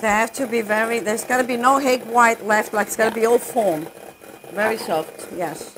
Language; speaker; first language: English; non-native, fluent; Italian